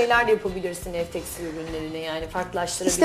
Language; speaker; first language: Turkish; native; Turkish